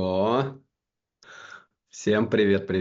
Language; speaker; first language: Russian; native; Russian